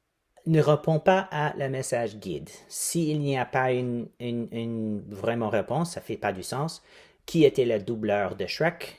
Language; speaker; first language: French; non-native, fluent; English